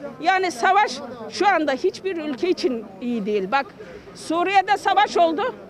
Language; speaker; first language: Turkish; native; Turkish